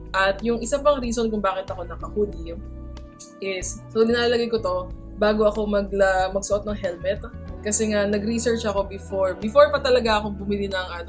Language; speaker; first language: Filipino; native; Filipino